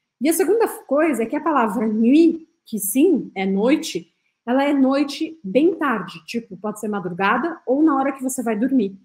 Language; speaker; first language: Portuguese; non-native, fluent; French